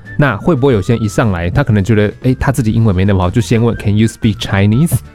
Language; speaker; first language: Chinese; native; Chinese